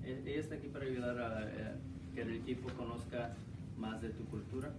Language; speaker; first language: Spanish; non-native, learner; English